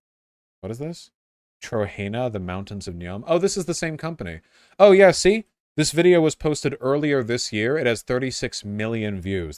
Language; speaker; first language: English; native; English